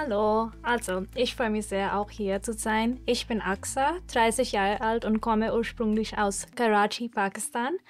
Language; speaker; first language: German; non-native, fluent; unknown